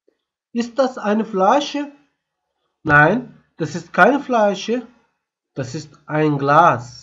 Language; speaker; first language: German; non-native, fluent; Turkish